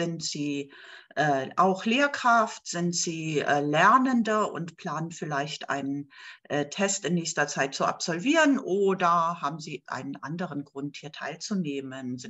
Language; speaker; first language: German; native; German